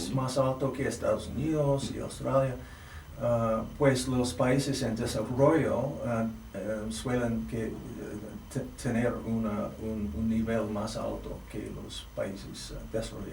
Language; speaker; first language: Spanish; non-native, fluent; English